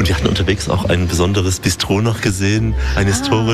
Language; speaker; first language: German; native; German